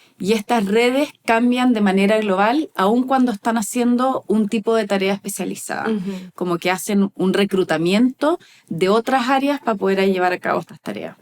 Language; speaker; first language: Spanish; native; Spanish